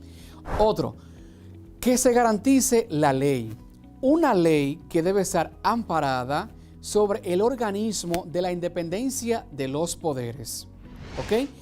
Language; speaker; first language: Spanish; native; Spanish